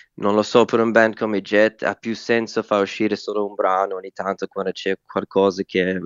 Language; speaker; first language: Italian; non-native, fluent; English